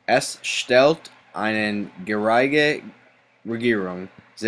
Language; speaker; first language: German; non-native, learner; English